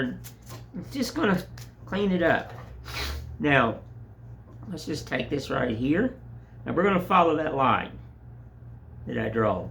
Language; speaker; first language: English; native; English